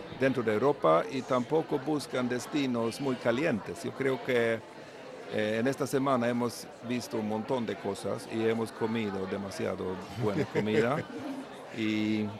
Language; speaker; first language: Spanish; non-native, learner; Swedish